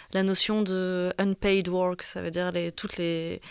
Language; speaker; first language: French; native; French